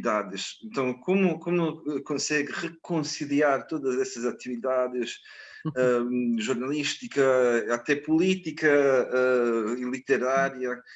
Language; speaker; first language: Portuguese; non-native, fluent; Croatian